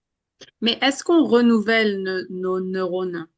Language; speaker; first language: French; non-native, fluent; Spanish